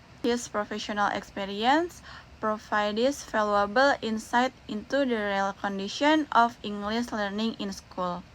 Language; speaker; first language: English; non-native, learner; Indonesian